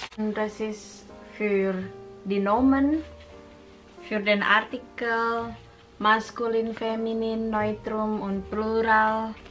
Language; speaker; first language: German; non-native, fluent; Indonesian